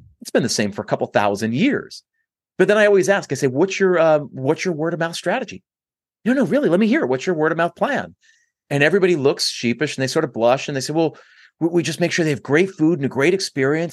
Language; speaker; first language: English; native; English